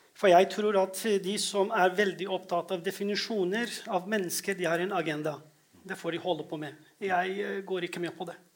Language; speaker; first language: Norwegian; non-native, fluent; Kurdish